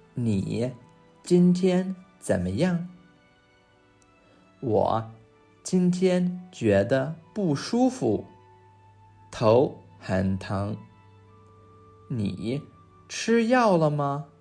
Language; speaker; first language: Chinese; non-native, fluent; English